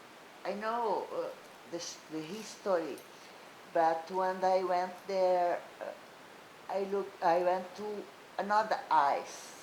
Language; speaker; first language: English; non-native, learner; Portuguese